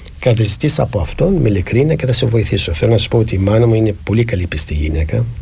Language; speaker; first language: Greek; non-native, fluent; Arabic